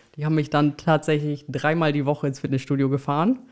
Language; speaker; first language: German; native; German